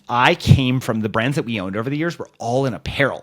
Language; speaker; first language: English; native; English